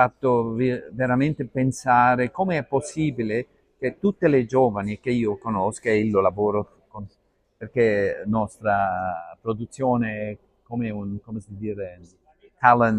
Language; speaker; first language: Italian; non-native, learner; Arabic